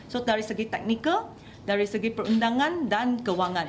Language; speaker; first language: Malay; non-native, local second language; Chinese